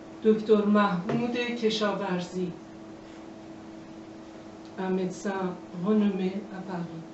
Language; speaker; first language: French; non-native, fluent; Persian